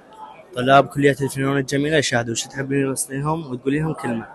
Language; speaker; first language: Arabic; native; Arabic